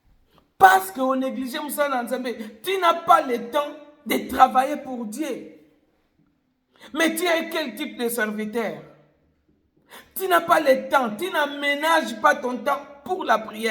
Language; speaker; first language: French; non-native, local second language; Lingala